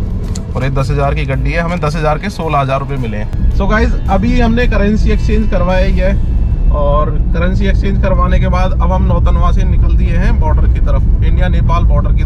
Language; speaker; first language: Hindi; native; Hindi